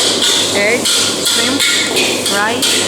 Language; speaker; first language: English; non-native, fluent; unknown